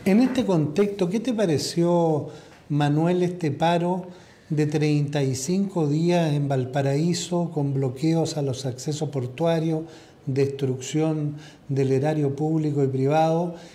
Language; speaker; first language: Spanish; native; Spanish